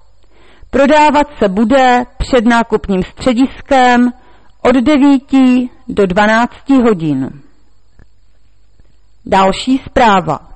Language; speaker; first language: Czech; native; Czech